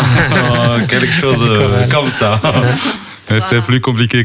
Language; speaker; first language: French; non-native, learner; Chinese